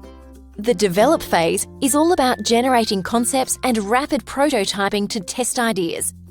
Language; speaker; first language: English; native; English